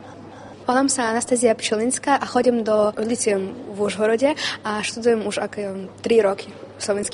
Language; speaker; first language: Slovak; non-native, learner; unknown